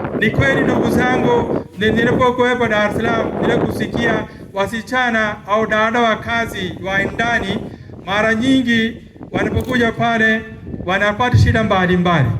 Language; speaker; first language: Swahili; non-native, fluent; Malayalam